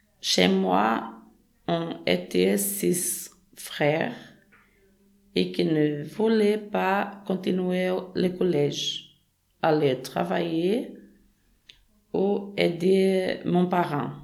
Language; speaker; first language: French; non-native, learner; Portuguese